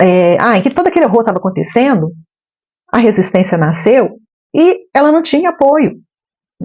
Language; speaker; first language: Portuguese; native; Portuguese